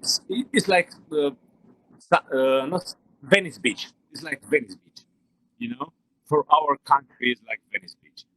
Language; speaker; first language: English; non-native, learner; Romanian